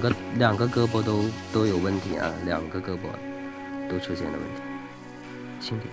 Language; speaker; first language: Chinese; native; Chinese